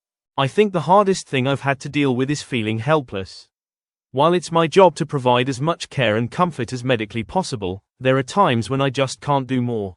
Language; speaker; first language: English; non-native, fluent; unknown